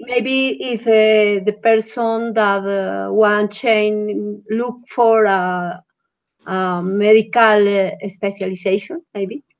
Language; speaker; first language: English; non-native, learner; Spanish